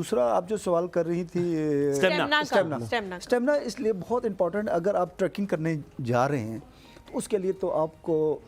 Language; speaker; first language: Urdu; non-native, local second language; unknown